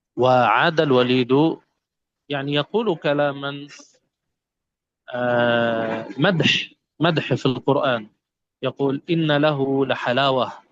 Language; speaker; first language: Arabic; native; Arabic